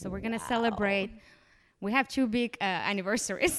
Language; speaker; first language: English; non-native, fluent; Romanian